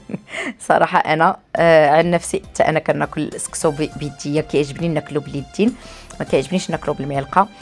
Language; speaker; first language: Arabic; native; Arabic